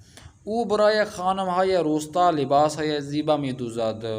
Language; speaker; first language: Persian; non-native, fluent; Urdu